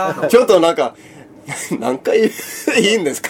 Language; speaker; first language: Japanese; non-native, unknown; Swedish